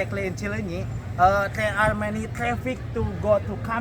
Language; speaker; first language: English; non-native, learner; Indonesian